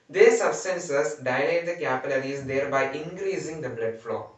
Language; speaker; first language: English; non-native, local second language; Malayalam